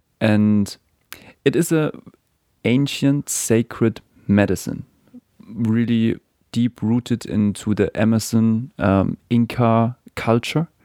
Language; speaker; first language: English; non-native, fluent; German